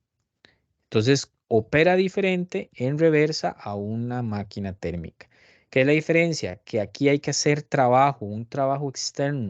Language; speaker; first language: Spanish; native; Spanish